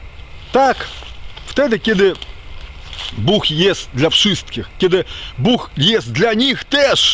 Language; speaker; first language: Polish; non-native, fluent; Ukrainian